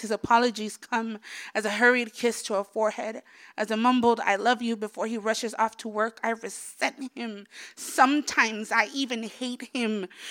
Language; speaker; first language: English; early bilingual, other home language; Spanish